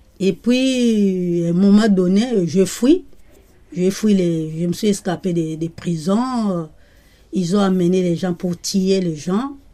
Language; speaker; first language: French; non-native, local second language; Lingala